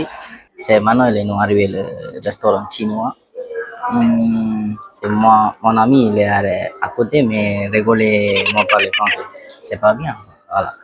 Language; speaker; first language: French; non-native, learner; Tamil